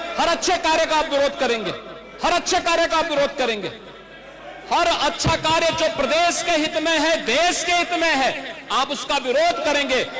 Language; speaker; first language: Hindi; native; Hindi